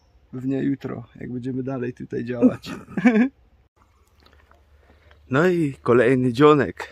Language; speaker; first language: Polish; native; Polish